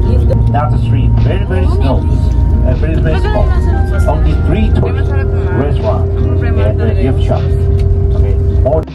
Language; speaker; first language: English; non-native, learner; Chinese